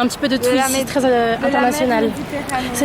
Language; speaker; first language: French; native; French